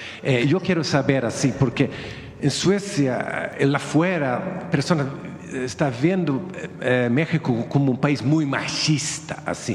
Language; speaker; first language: Spanish; non-native, learner; Swedish